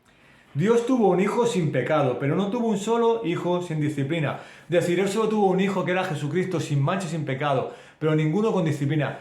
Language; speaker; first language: Spanish; native; Spanish